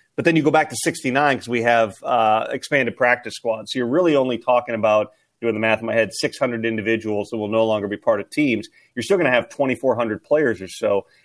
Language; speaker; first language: English; native; English